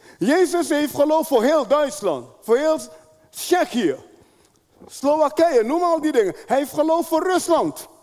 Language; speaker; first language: Dutch; non-native, fluent; Spanish